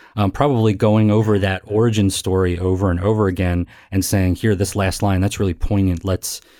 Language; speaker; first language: English; native; English